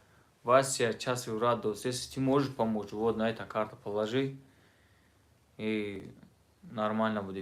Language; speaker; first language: Russian; non-native, learner; Tajik